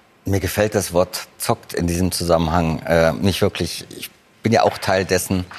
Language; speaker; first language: German; native; German